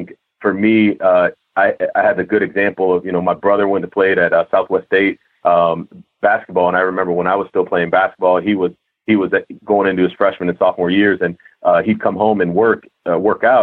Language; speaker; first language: English; native; English